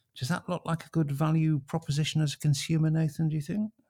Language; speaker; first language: English; native; English